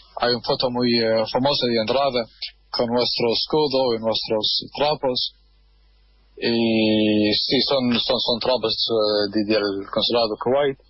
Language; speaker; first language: Spanish; non-native, learner; Arabic